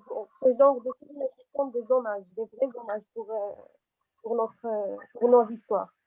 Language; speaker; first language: French; non-native, local second language; Arabic